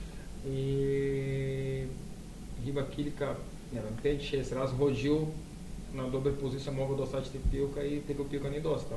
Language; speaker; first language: Polish; non-native, learner; Portuguese